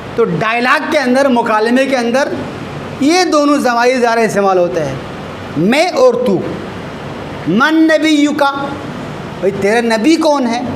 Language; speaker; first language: Urdu; native; Urdu